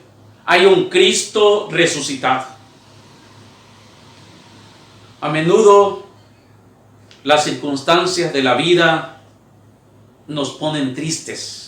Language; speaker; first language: Spanish; native; Spanish